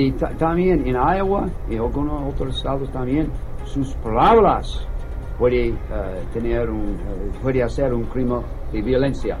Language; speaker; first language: Spanish; non-native, learner; English